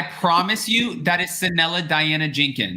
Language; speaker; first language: English; native; English